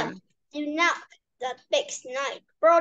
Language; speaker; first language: English; non-native, learner; Vietnamese